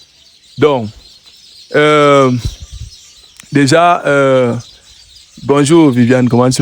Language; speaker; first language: French; native; French